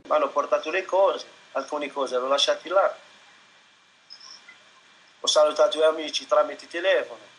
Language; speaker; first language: Italian; non-native, fluent; Arabic